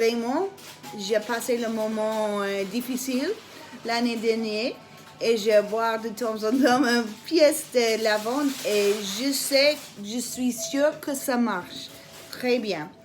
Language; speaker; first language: French; non-native, learner; English